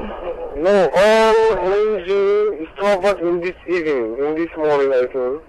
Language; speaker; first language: English; non-native, learner; Somali